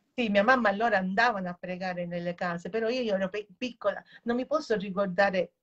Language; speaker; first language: Italian; native; Italian